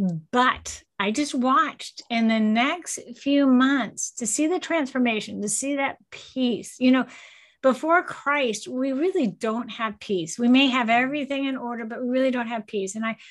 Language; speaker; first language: English; native; English